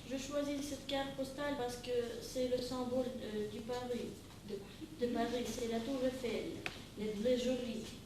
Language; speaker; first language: French; non-native, learner; Russian